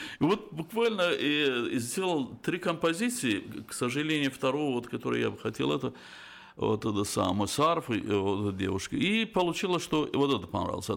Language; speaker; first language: Russian; non-native, local second language; Azerbaijani